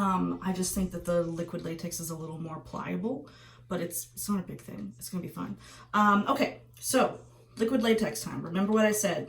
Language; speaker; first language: English; native; English